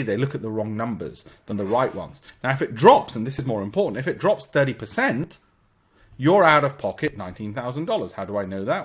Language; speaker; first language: English; native; English